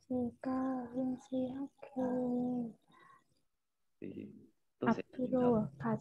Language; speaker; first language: Korean; non-native, learner; Vietnamese